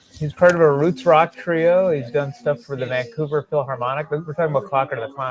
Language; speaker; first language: English; native; English